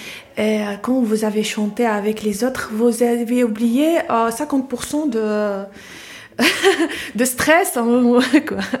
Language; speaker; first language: French; non-native, learner; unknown